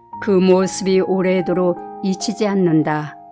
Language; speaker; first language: Korean; native; Korean